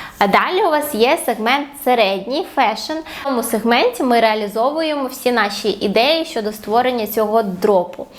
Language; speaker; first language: Ukrainian; non-native, local second language; Russian